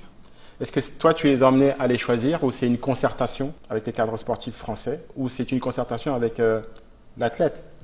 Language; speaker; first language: French; native; French